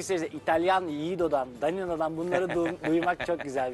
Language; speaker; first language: Turkish; native; Turkish